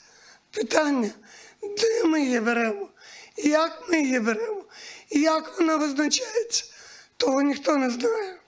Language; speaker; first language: Ukrainian; native; Ukrainian